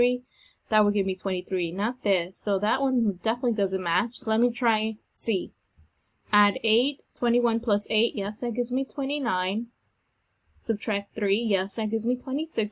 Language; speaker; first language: English; native; English